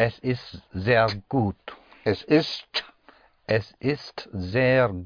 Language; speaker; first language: German; non-native, learner; English